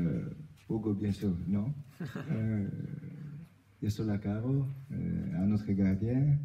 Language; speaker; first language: French; non-native, learner; Albanian